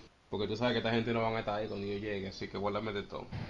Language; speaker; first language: Spanish; early bilingual, heritage; Spanish